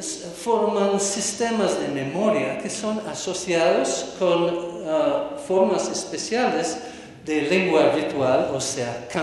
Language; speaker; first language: Spanish; non-native, fluent; English